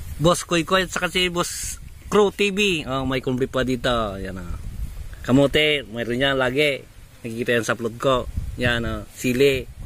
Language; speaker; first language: Filipino; non-native, local second language; Pangasinan